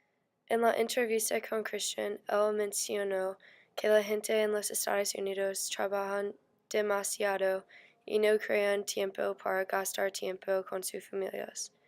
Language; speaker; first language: Spanish; non-native, learner; English